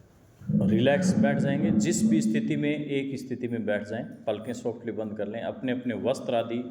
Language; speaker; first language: Hindi; native; Hindi